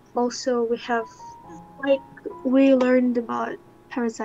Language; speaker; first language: English; non-native, learner; Russian